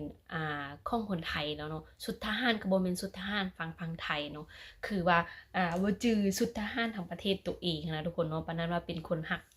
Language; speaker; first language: Thai; non-native, local second language; Lao